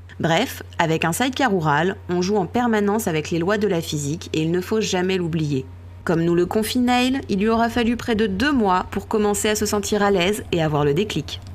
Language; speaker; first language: French; native; French